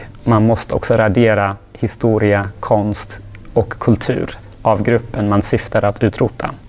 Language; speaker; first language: Swedish; non-native, fluent; Tigrinya